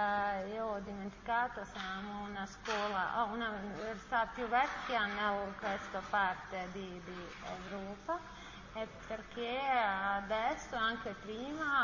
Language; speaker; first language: Italian; non-native, learner; Bosnian